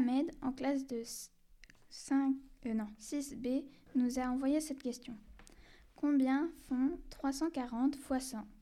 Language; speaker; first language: French; native; French